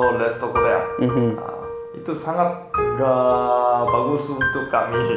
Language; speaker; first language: Indonesian; non-native, learner; Korean